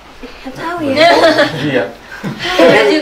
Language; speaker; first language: Indonesian; native; Indonesian